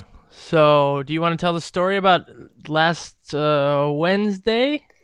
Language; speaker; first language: English; native; English